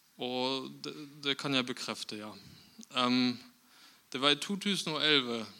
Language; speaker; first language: Norwegian; non-native, fluent; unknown